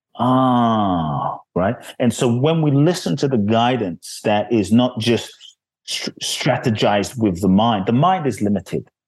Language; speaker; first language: English; native; English